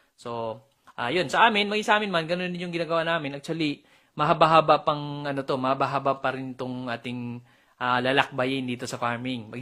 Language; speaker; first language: Filipino; non-native, local second language; Cebuano